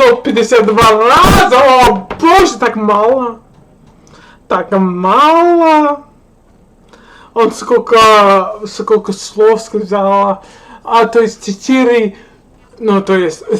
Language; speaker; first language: Russian; non-native, learner; English